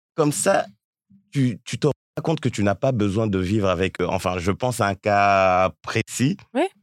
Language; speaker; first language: French; early bilingual, other home language; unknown